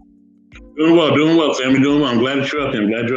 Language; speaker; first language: English; native; English